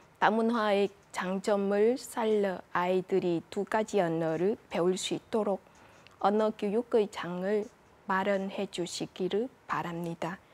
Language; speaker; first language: Korean; non-native, fluent; Vietnamese